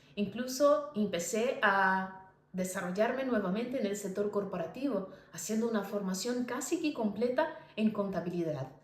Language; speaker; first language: Spanish; non-native, fluent; Portuguese